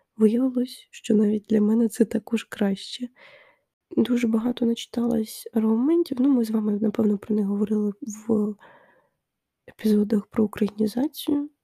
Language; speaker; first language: Ukrainian; non-native, local second language; Russian